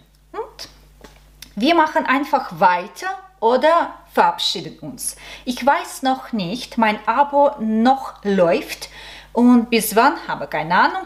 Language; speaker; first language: German; non-native, learner; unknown